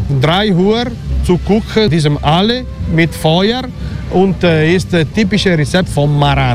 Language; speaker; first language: German; non-native, learner; Italian